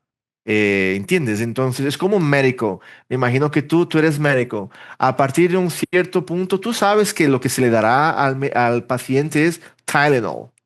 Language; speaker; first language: Spanish; early bilingual, heritage; Portuguese